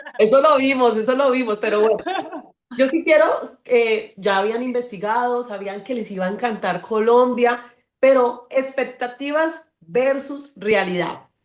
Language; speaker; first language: Spanish; native; Spanish